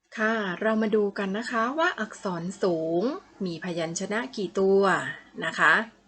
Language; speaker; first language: Thai; native; Thai